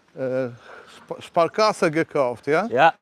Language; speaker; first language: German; non-native, learner; Ukrainian